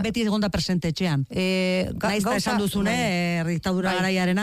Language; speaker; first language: Basque; native; Basque